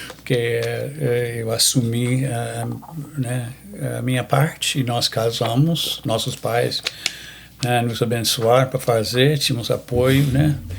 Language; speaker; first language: Portuguese; non-native, fluent; English